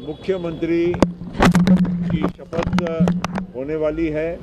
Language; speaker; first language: Hindi; non-native, local second language; Marathi